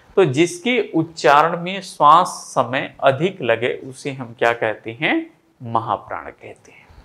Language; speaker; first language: Hindi; native; Hindi